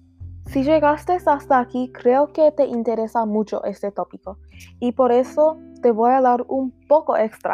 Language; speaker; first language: Spanish; non-native, learner; English